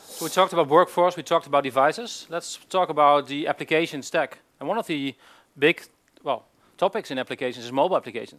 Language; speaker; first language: English; non-native, fluent; Dutch